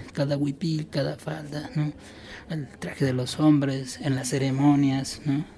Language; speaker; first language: Spanish; non-native, local second language; Tzotzil